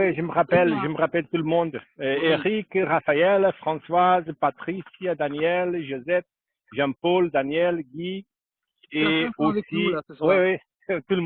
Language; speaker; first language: French; non-native, fluent; Portuguese